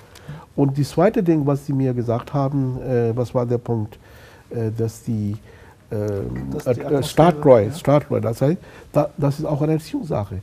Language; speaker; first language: German; non-native, fluent; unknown